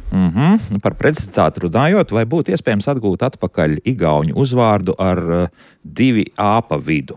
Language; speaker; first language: Latvian; native; Latvian